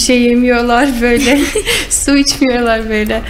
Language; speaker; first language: Turkish; non-native, learner; Russian